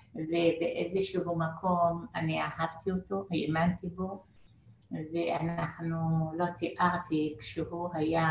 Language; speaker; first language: Hebrew; non-native, fluent; Arabic